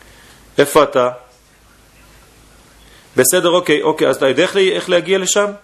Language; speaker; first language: Hebrew; non-native, fluent; French